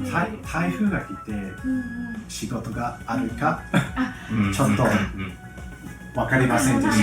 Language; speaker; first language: Japanese; non-native, fluent; English